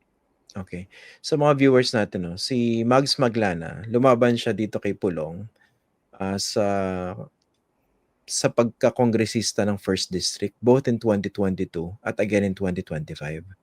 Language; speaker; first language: Filipino; native; Filipino